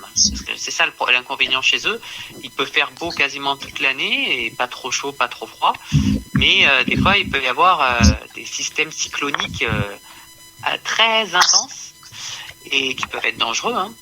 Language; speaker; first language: French; native; French